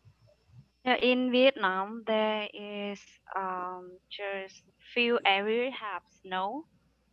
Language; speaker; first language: English; non-native, learner; Vietnamese